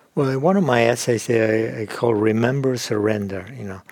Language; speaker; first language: English; non-native, fluent; Spanish